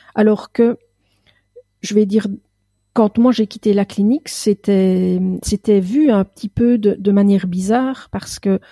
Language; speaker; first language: French; native; French